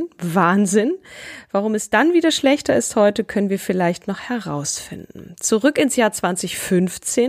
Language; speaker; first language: German; native; German